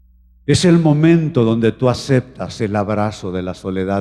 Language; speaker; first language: Spanish; native; Spanish